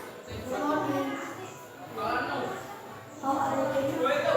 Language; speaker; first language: English; non-native, learner; Indonesian